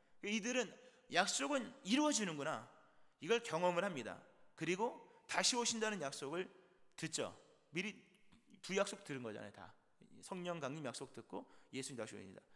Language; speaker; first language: Korean; native; Korean